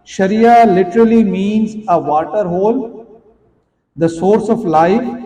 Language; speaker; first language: English; non-native, local second language; Urdu